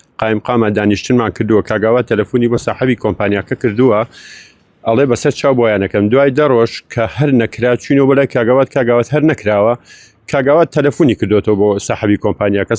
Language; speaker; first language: Central Kurdish; native; Central Kurdish